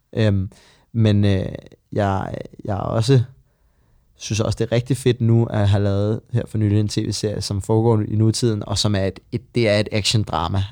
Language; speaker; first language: Danish; native; Danish